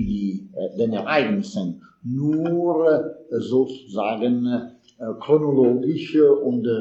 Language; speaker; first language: German; non-native, fluent; Italian